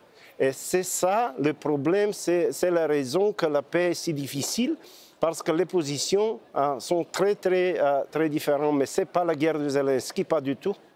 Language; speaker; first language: French; non-native, fluent; Bulgarian